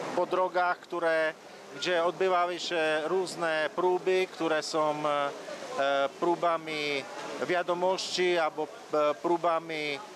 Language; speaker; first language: Polish; non-native, learner; Slovak